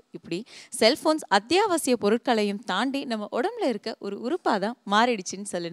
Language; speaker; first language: Tamil; native; Tamil